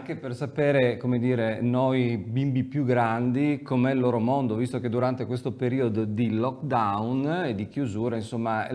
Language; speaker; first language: Italian; native; Italian